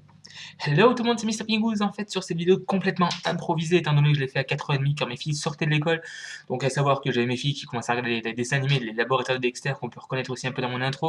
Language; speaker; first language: French; native; French